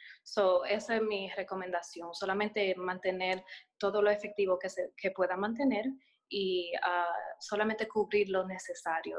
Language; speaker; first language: Spanish; early bilingual, heritage; Spanish